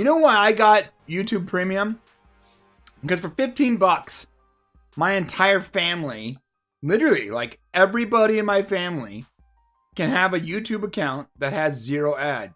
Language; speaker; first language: English; native; English